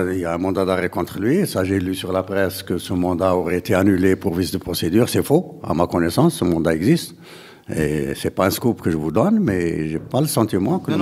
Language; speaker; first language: French; non-native, local second language; Arabic